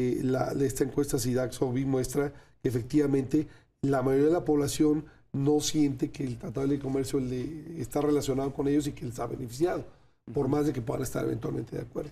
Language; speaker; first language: Spanish; native; Spanish